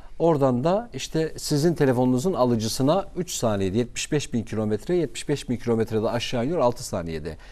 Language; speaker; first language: Turkish; non-native, local second language; Kurdish